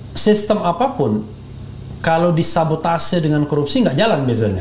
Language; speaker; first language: Indonesian; native; Indonesian